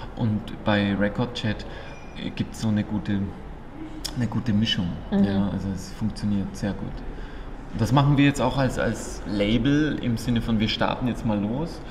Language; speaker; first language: German; native; German